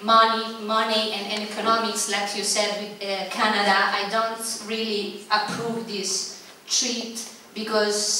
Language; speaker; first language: English; non-native, fluent; Italian